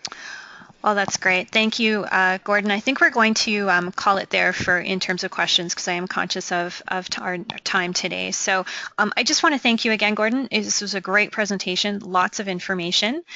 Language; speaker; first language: English; native; English